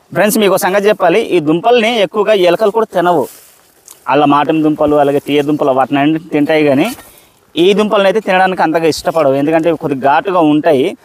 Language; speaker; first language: Telugu; non-native, local second language; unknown